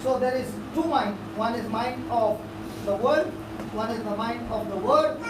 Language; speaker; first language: English; non-native, local second language; Hindi